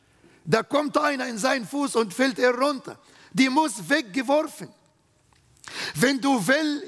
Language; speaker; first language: German; non-native, fluent; Arabic